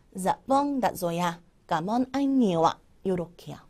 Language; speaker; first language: Vietnamese; non-native, fluent; Korean